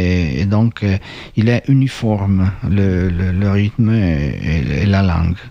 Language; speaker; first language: French; non-native, fluent; Italian